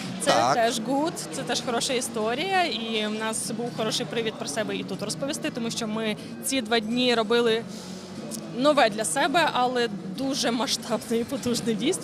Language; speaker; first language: Ukrainian; native; Ukrainian